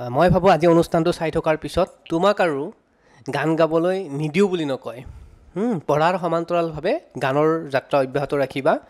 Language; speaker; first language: Assamese; native; Assamese